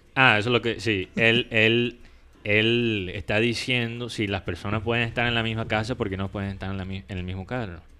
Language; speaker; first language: Spanish; non-native, fluent; English